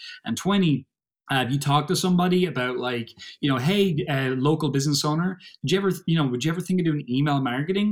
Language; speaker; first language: English; native; English